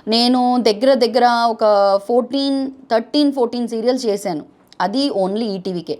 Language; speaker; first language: Telugu; non-native, fluent; Bangla